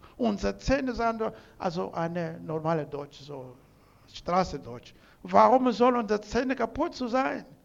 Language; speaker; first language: German; non-native, learner; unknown